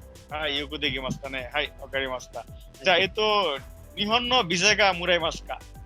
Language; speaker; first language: Japanese; non-native, fluent; Bangla